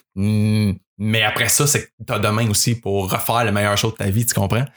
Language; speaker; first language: French; native; French